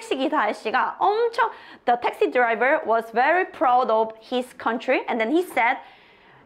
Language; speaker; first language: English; non-native, fluent; Korean